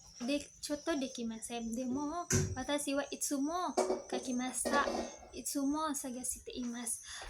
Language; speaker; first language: Japanese; non-native, learner; Indonesian